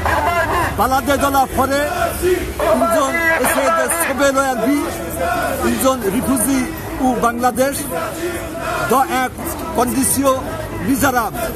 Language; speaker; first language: French; non-native, fluent; Bangla